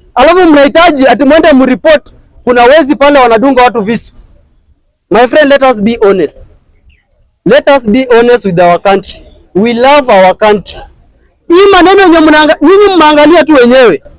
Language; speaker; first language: Swahili; non-native, local second language; Kalenjin